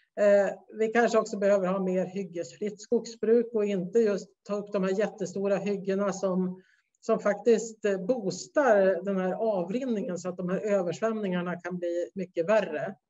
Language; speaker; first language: Swedish; native; Swedish